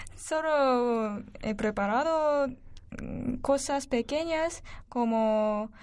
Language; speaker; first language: Spanish; non-native, learner; Japanese